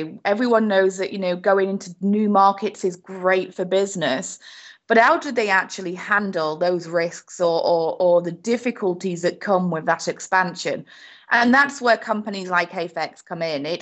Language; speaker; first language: English; native; English